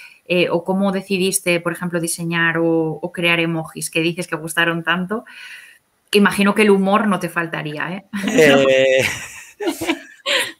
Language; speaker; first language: Spanish; native; Spanish